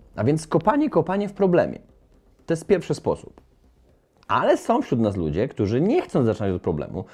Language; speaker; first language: Polish; native; Polish